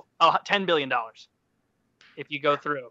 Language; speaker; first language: English; native; English